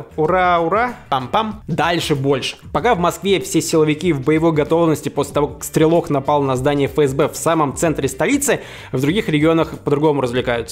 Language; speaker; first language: Russian; native; Russian